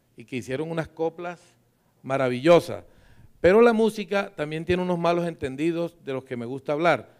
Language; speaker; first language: Spanish; native; Spanish